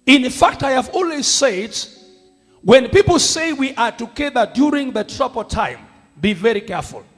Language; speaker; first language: English; non-native, local second language; Swahili